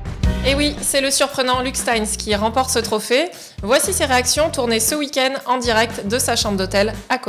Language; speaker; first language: French; native; French